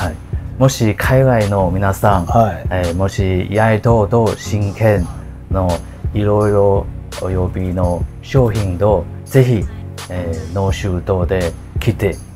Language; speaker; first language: Japanese; non-native, learner; Chinese